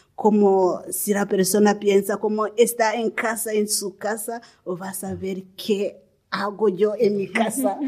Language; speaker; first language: Spanish; non-native, learner; Kinyarwanda